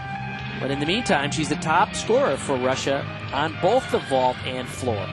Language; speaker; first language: English; native; English